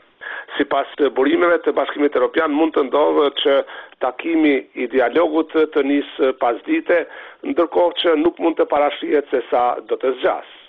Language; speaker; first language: Albanian; native; Albanian